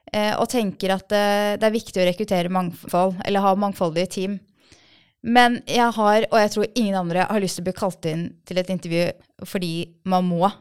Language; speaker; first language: Norwegian; early bilingual, other home language; Persian